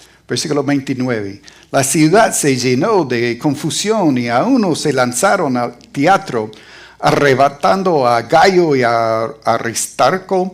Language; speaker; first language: Spanish; non-native, fluent; English